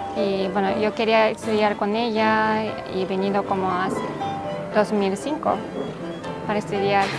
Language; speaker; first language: Spanish; non-native, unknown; Japanese